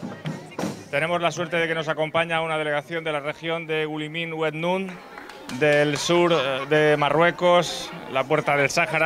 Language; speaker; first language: Spanish; native; Spanish